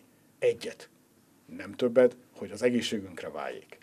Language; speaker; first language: Hungarian; native; Hungarian